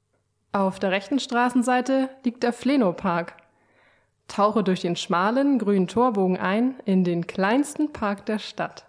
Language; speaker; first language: German; native; German